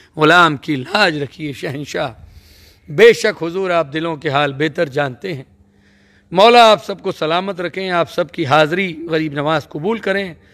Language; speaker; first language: Urdu; native; Urdu